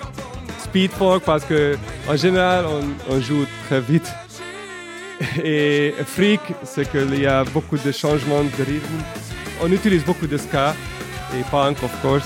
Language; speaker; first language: French; non-native, fluent; Hungarian